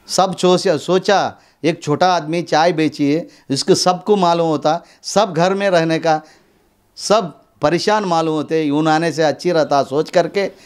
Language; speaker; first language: Hindi; non-native, local second language; Telugu